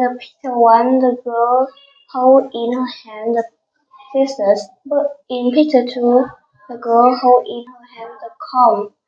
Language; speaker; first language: English; non-native, learner; Vietnamese